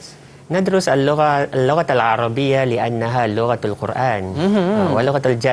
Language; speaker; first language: Arabic; non-native, fluent; Malay